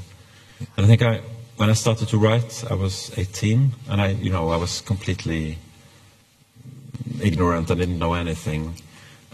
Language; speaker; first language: English; non-native, fluent; Norwegian